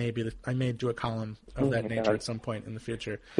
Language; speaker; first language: English; native; English